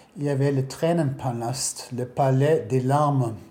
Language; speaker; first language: French; non-native, fluent; German